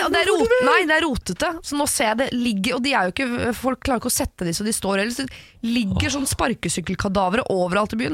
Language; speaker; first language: Norwegian; native; Norwegian